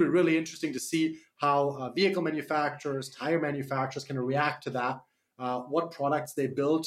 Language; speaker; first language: English; non-native, fluent; German